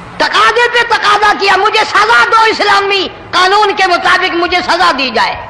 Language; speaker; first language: Urdu; non-native, local second language; Saraiki